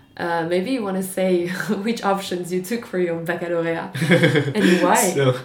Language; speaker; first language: English; non-native, fluent; French